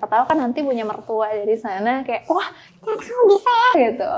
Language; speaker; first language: Indonesian; native; Indonesian